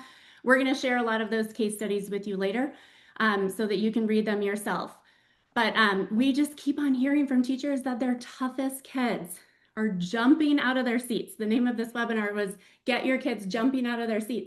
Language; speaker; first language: English; native; English